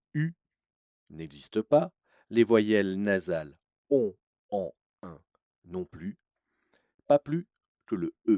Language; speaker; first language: French; native; French